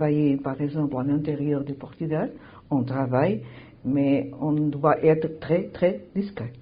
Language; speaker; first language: French; non-native, learner; Portuguese